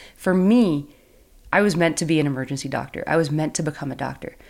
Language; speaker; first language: English; native; English